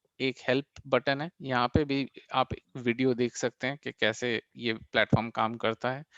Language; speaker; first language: Hindi; non-native, local second language; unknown